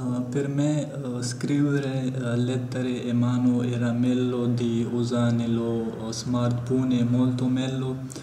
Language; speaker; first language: Italian; non-native, learner; Pashto